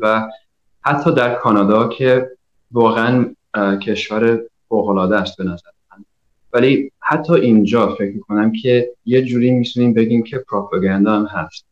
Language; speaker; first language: Persian; early bilingual, heritage; Persian